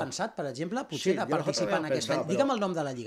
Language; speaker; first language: Catalan; native; Catalan